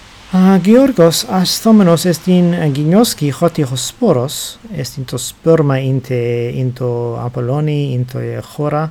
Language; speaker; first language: Greek; non-native, learner; English